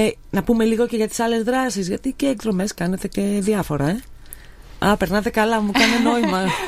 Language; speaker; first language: Greek; native; Greek